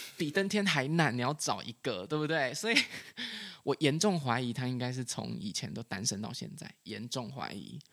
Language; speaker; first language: Chinese; native; Chinese